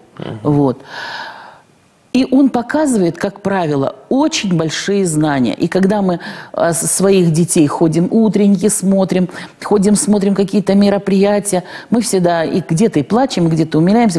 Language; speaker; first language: Russian; native; Russian